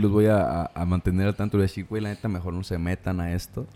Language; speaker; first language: Spanish; native; Spanish